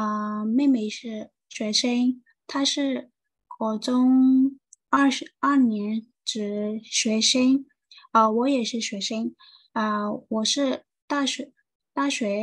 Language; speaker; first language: Chinese; non-native, learner; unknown